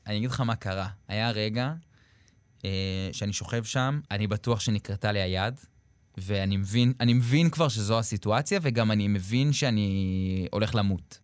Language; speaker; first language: Hebrew; native; Hebrew